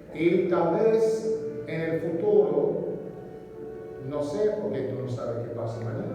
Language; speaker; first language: Spanish; non-native, learner; English